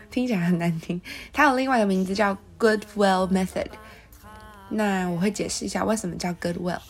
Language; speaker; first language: Chinese; native; Chinese